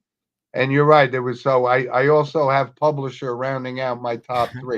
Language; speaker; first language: English; native; English